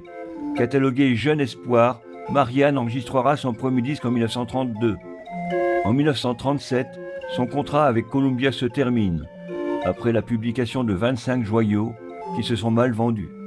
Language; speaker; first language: French; native; French